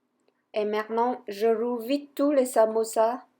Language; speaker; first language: French; non-native, fluent; Vietnamese